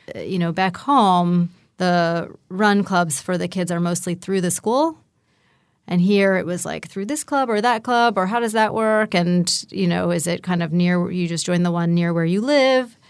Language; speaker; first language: English; native; English